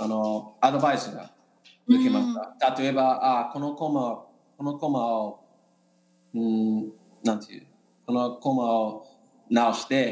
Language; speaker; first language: Japanese; non-native, learner; English